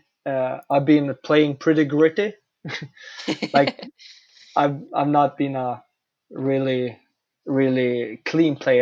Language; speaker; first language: English; non-native, fluent; Swedish